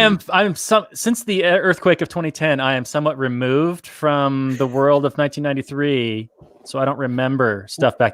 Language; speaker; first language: English; native; English